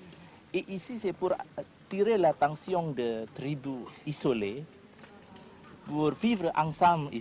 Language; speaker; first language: French; non-native, learner; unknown